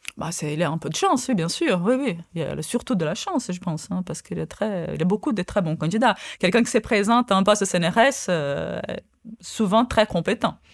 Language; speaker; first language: French; non-native, fluent; Portuguese